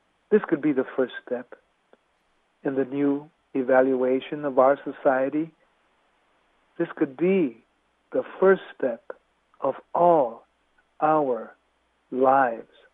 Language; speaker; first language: English; early bilingual, other home language; Spanish